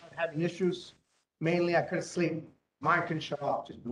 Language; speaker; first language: English; native; English